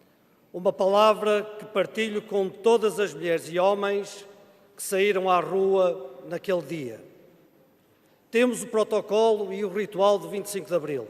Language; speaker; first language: Portuguese; native; Portuguese